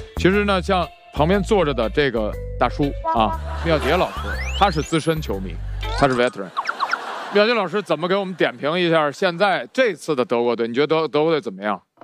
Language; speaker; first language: Chinese; native; Chinese